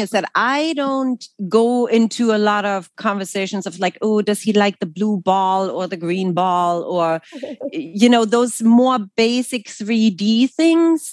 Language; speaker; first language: English; non-native, fluent; German